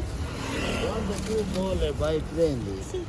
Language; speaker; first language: Italian; non-native, learner; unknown